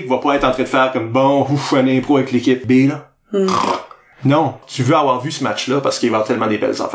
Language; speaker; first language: French; native; French